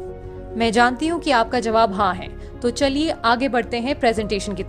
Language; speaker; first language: Hindi; native; Hindi